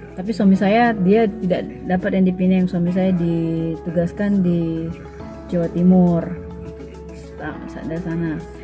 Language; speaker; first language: Indonesian; native; Indonesian